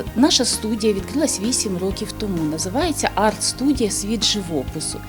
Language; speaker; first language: Ukrainian; native; Ukrainian